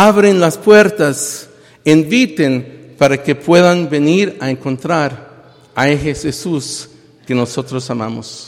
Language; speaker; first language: Spanish; early bilingual, heritage; Spanish